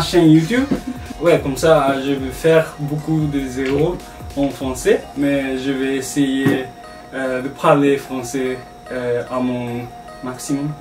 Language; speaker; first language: French; non-native, learner; Japanese